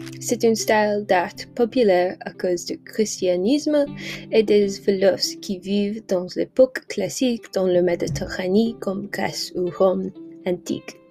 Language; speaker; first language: French; non-native, learner; English